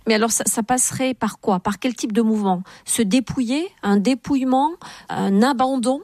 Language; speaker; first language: French; native; French